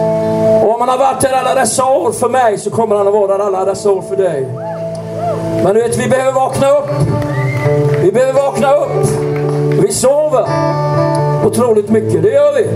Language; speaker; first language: Swedish; native; Swedish